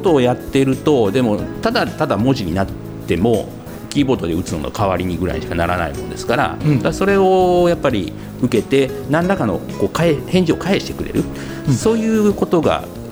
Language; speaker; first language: Japanese; native; Japanese